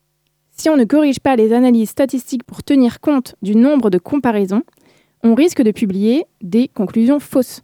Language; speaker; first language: French; native; French